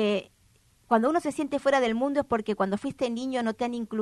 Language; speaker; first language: Spanish; native; Spanish